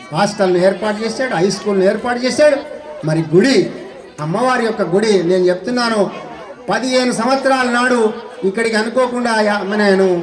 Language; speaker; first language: Telugu; native; Telugu